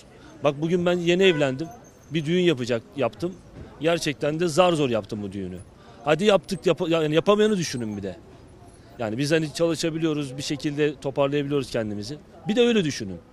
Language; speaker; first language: Turkish; native; Turkish